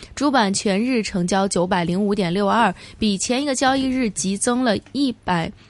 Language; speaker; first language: Chinese; non-native, local second language; Cantonese